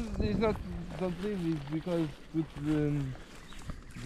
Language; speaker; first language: English; non-native, learner; Portuguese